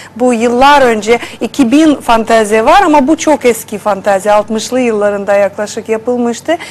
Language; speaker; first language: Turkish; non-native, fluent; Russian